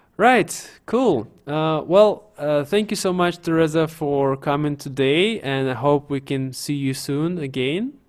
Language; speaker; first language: English; non-native, fluent; Russian